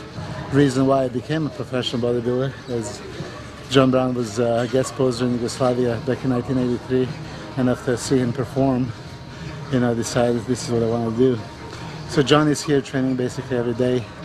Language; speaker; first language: English; non-native, fluent; Serbian